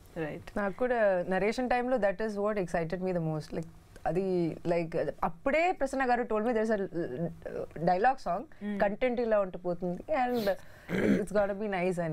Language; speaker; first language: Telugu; non-native, fluent; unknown